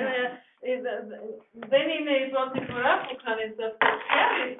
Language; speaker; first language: Greek; non-native, learner; German